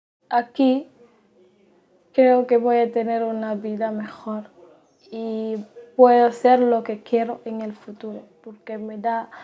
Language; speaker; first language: Spanish; non-native, learner; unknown